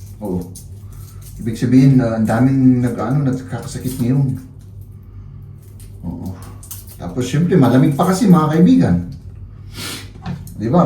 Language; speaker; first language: Filipino; native; Filipino